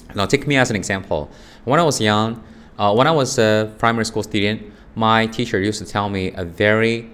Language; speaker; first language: English; non-native, fluent; Chinese